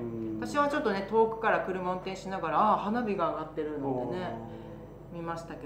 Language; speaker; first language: Japanese; native; Japanese